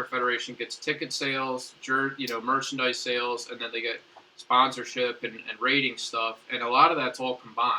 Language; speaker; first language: English; native; English